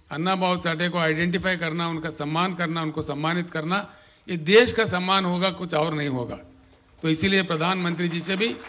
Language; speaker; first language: Hindi; non-native, local second language; Telugu